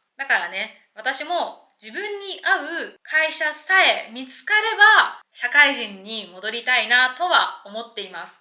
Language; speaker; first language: Japanese; native; Japanese